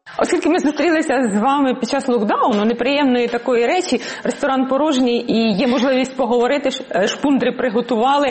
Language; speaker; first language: Ukrainian; native; Ukrainian